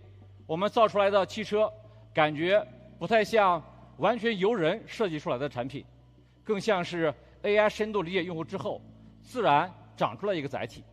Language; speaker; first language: Chinese; native; Chinese